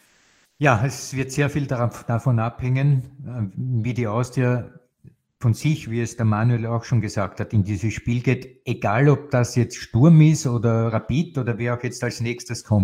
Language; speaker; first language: German; native; German